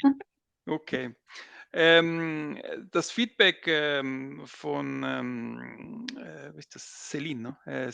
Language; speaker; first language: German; non-native, local second language; French